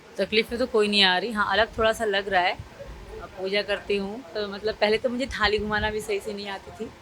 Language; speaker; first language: Urdu; non-native, local second language; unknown